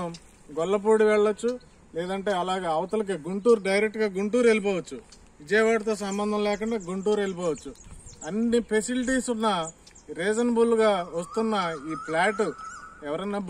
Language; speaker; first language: Telugu; native; Telugu